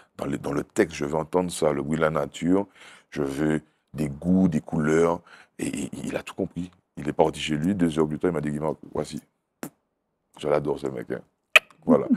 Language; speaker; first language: French; native; French